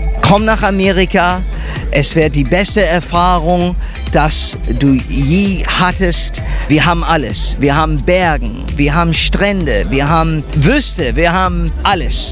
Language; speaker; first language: German; early bilingual, heritage; English